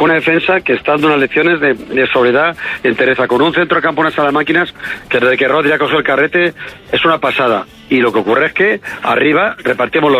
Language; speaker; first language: Spanish; native; Spanish